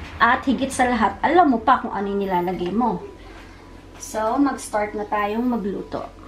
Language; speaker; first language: Filipino; non-native, local second language; Iloko